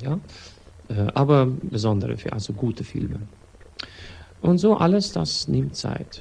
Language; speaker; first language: German; non-native, fluent; Swedish